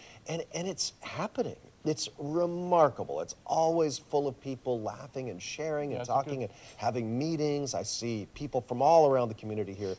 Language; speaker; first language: English; early bilingual, other home language; Swiss German